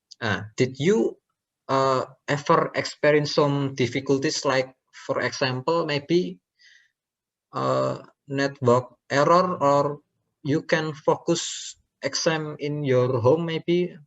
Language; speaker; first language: English; non-native, learner; Indonesian